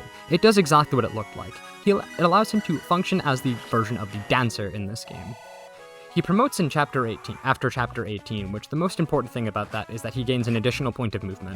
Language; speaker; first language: English; native; English